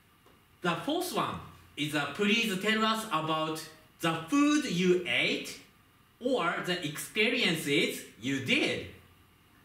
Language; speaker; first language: English; non-native, fluent; Japanese